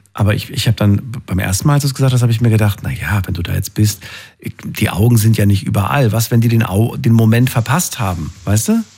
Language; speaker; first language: German; native; German